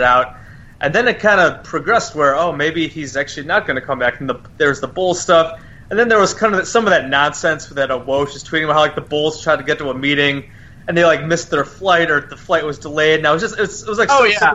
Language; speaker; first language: English; native; English